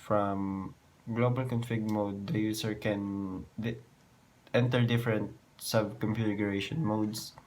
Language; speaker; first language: English; non-native, local second language; Filipino